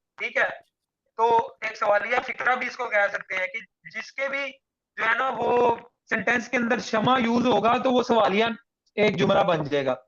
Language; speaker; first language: Urdu; non-native, local second language; Punjabi